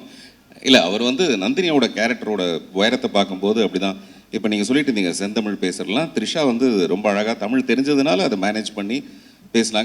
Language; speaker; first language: Tamil; native; Tamil